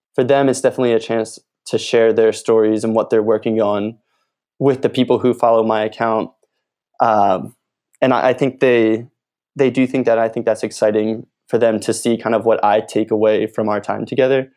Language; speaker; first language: English; native; English